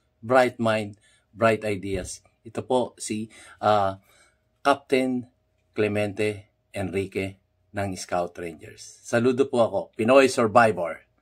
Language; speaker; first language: Filipino; native; Filipino